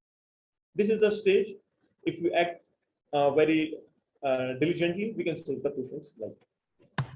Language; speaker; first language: English; non-native, local second language; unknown